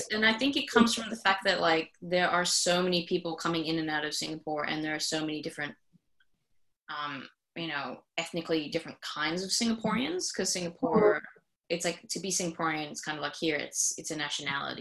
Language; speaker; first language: English; native; English